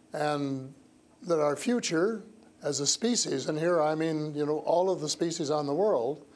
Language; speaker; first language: English; native; English